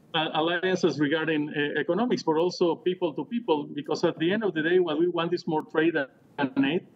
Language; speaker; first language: English; non-native, fluent; Spanish